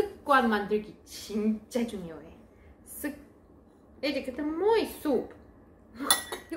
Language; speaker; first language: Korean; non-native, fluent; Russian